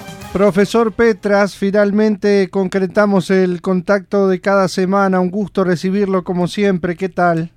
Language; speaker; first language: Spanish; native; Spanish